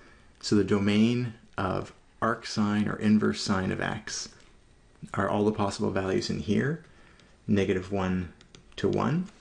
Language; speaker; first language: English; native; English